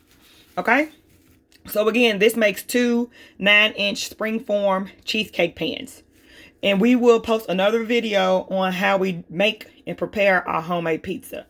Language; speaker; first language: English; native; English